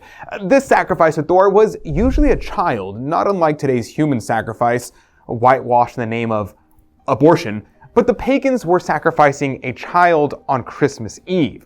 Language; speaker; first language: English; native; English